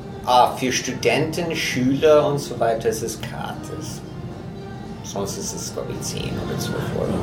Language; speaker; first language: German; non-native, fluent; English